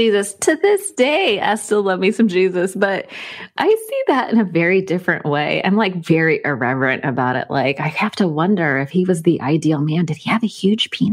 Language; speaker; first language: English; native; English